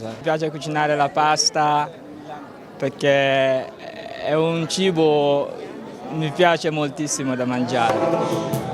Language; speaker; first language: Italian; non-native, learner; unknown